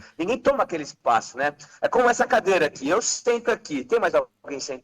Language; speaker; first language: Portuguese; native; Portuguese